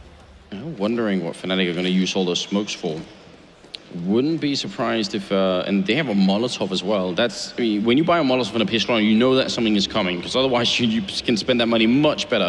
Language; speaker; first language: English; non-native, fluent; Swedish